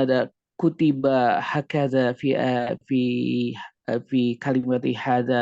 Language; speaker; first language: Arabic; non-native, learner; Indonesian